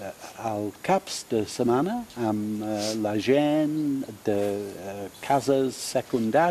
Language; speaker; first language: Catalan; non-native, fluent; English